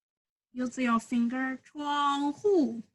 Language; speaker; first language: Chinese; non-native, fluent; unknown